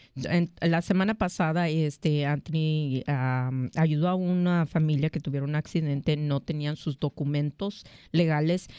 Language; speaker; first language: Spanish; early bilingual, heritage; Spanish